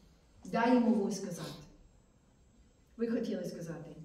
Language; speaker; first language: Ukrainian; non-native, learner; English